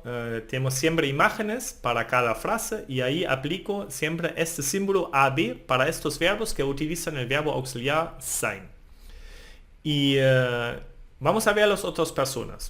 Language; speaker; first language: Spanish; non-native, fluent; German